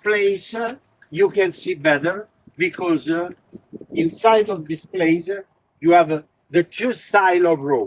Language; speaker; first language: English; non-native, learner; Italian